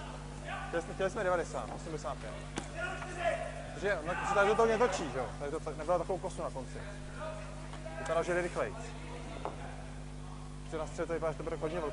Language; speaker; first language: Czech; native; Czech